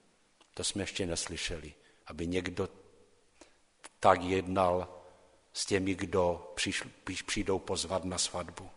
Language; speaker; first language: Czech; non-native, local second language; Polish